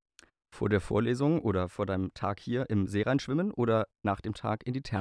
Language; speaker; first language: German; native; German